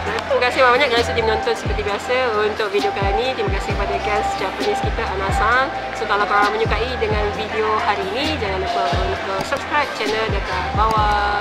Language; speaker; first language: Malay; native; Malay